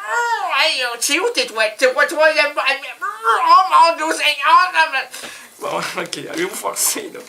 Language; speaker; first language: French; native; French